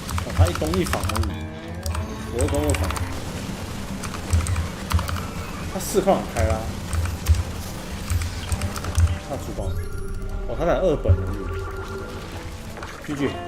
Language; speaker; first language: Chinese; native; Chinese